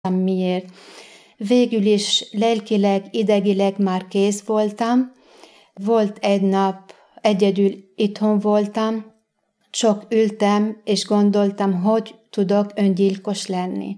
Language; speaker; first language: Hungarian; non-native, fluent; Arabic